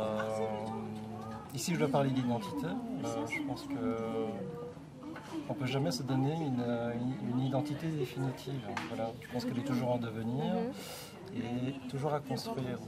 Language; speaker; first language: French; early bilingual, other home language; Korean